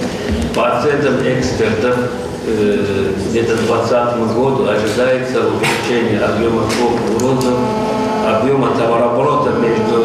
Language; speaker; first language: Russian; native; Russian